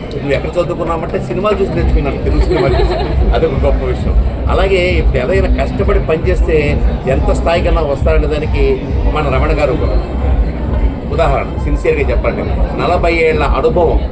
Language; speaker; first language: Telugu; native; Telugu